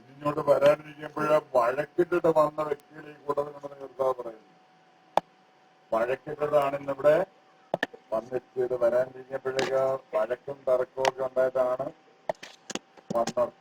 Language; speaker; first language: Malayalam; native; Malayalam